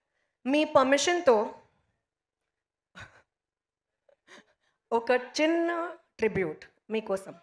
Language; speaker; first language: Telugu; non-native, learner; Hindi